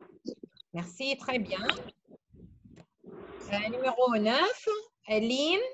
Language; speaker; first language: French; non-native, fluent; Arabic